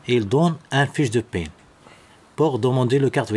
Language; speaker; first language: French; non-native, learner; Arabic